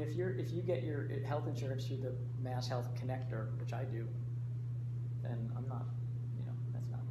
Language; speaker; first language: English; native; English